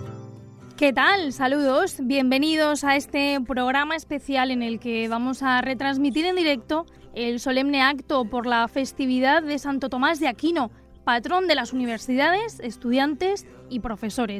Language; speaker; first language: Spanish; native; Spanish